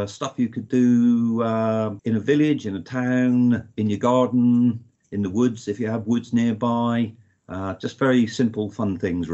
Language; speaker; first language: English; native; English